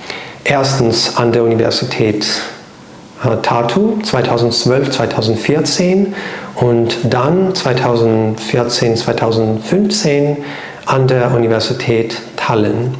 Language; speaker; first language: German; non-native, fluent; Russian